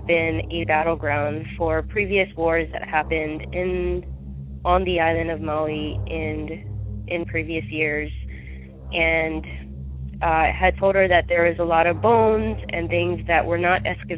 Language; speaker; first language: English; native; English